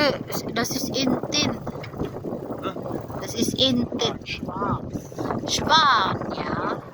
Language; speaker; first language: German; non-native, learner; Cebuano